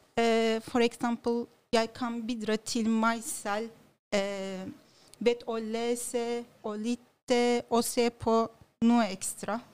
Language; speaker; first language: Norwegian; non-native, learner; Turkish